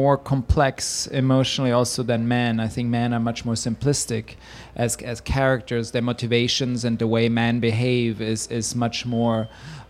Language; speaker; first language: English; non-native, fluent; Swiss German